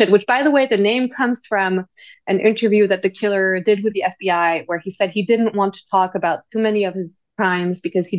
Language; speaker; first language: English; non-native, fluent; French